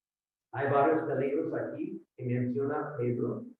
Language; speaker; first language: Spanish; non-native, fluent; English